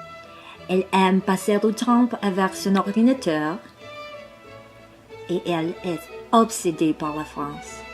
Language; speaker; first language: French; non-native, learner; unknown